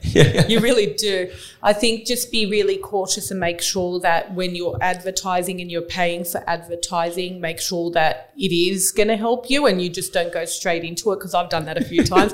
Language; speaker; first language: English; native; English